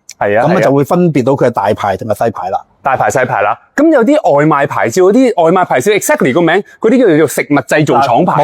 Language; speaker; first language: Cantonese; native; Cantonese